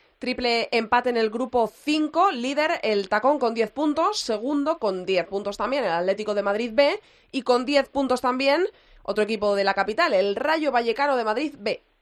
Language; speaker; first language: Spanish; native; Spanish